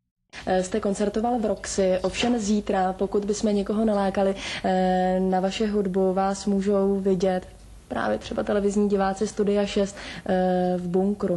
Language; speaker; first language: Czech; native; Czech